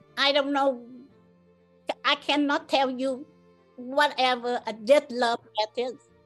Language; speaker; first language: English; non-native, learner; Vietnamese